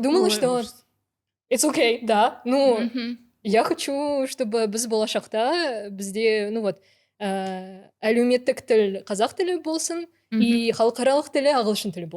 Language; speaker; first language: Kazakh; non-native, local second language; Russian